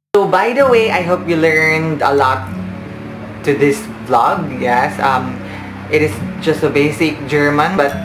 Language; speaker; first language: English; non-native, local second language; Filipino